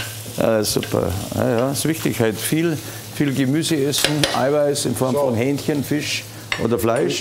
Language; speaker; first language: German; native; German